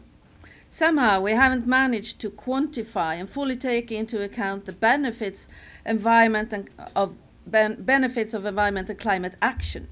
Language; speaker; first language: English; non-native, fluent; Swedish